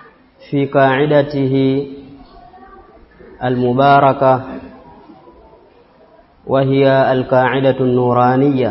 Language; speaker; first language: Arabic; non-native, fluent; Swahili